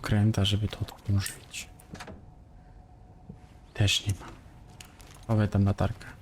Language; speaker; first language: Polish; native; Polish